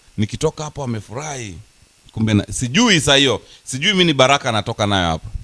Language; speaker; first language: Swahili; native; Swahili